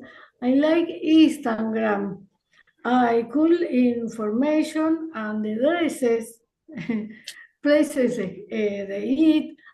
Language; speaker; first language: English; non-native, learner; Spanish